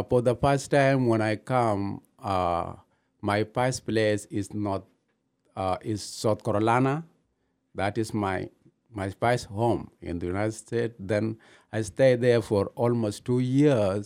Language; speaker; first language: English; non-native, learner; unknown